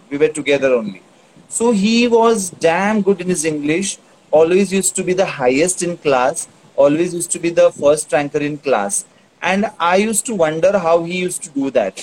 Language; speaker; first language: English; non-native, local second language; Tulu